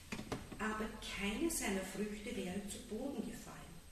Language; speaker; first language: German; native; German